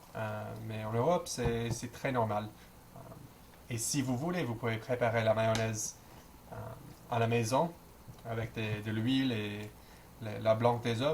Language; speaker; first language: French; non-native, learner; English